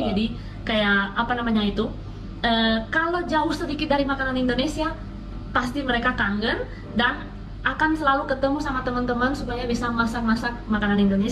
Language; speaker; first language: Indonesian; non-native, fluent; Spanish